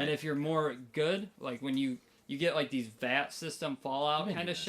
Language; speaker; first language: English; native; English